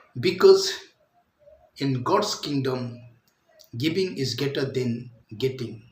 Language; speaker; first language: English; non-native, local second language; Nepali